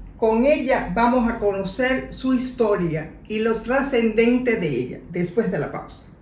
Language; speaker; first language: Spanish; native; Spanish